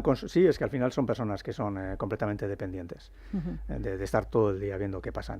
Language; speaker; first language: Spanish; native; Spanish